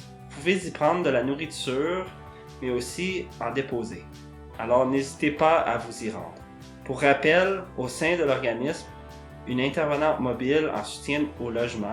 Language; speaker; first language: French; native; French